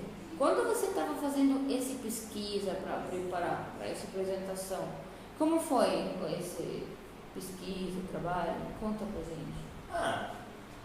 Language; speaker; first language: Portuguese; non-native, fluent; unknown